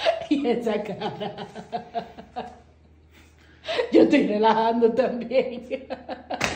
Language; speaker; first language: Spanish; native; Spanish